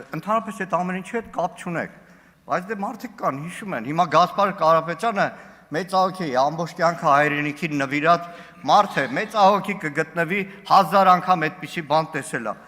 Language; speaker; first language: Armenian; native; Armenian